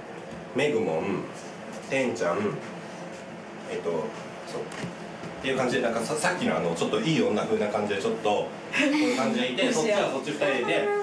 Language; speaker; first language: Japanese; native; Japanese